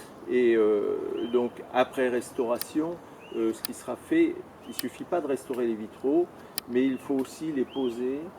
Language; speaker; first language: French; native; French